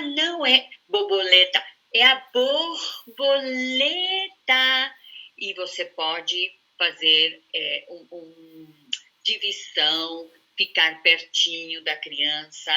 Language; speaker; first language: Portuguese; non-native, fluent; Spanish